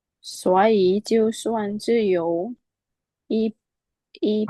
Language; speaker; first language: Chinese; non-native, learner; Khmer